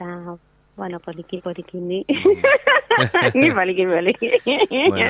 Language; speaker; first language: Basque; non-native, local second language; Spanish